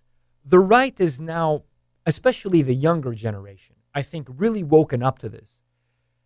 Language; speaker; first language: English; native; English